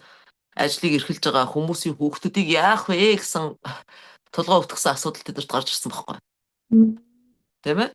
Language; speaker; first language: Mongolian; native; Mongolian